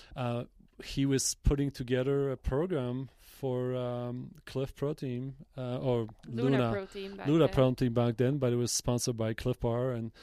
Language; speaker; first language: English; non-native, fluent; Polish